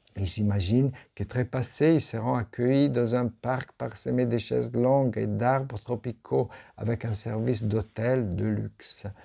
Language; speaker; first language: French; non-native, fluent; Italian